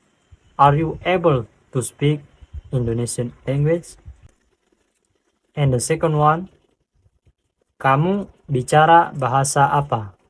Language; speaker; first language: English; non-native, fluent; Indonesian